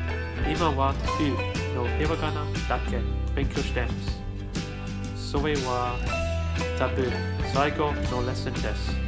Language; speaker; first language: Japanese; non-native, learner; English